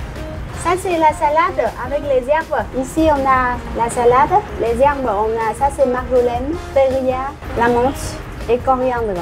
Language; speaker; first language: French; non-native, fluent; Vietnamese